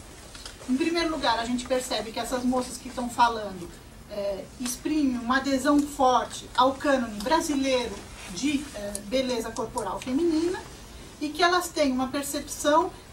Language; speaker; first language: Portuguese; native; Portuguese